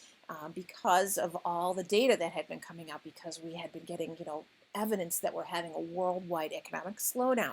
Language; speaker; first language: English; native; English